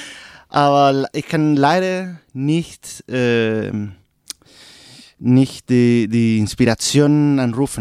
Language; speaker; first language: German; non-native, learner; Spanish